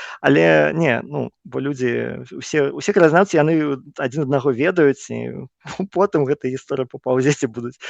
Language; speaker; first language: Belarusian; non-native, local second language; Russian